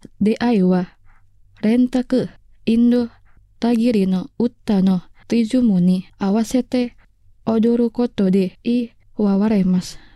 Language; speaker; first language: Japanese; non-native, learner; Indonesian